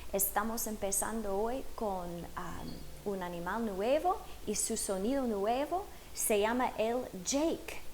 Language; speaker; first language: Spanish; non-native, fluent; English